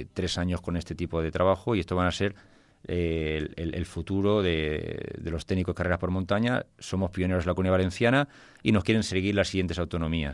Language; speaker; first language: Spanish; native; Spanish